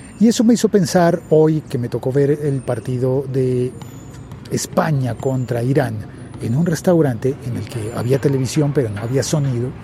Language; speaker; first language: Spanish; native; Spanish